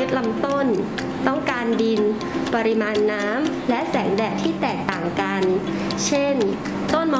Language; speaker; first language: Thai; native; Thai